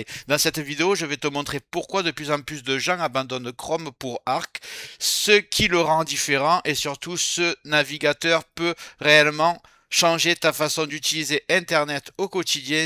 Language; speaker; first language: French; native; French